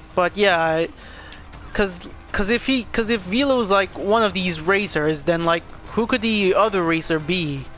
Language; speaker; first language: English; native; English